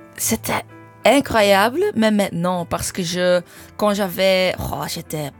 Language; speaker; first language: French; non-native, fluent; English